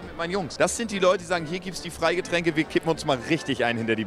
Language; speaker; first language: German; native; German